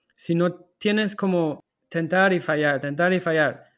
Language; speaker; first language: Spanish; non-native, fluent; German